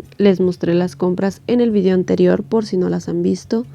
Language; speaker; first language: Spanish; native; Spanish